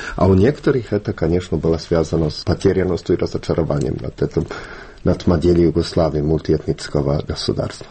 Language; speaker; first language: Russian; non-native, fluent; Bosnian